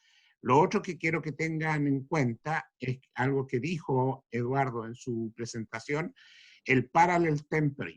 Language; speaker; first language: Spanish; native; Spanish